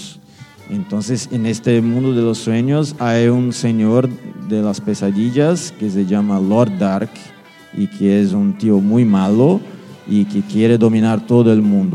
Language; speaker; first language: Spanish; non-native, fluent; Portuguese